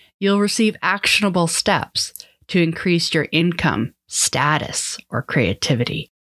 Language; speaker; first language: English; native; English